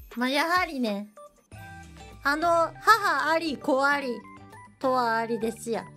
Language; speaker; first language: Japanese; native; Japanese